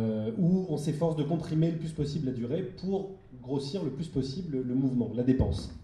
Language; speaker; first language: French; native; French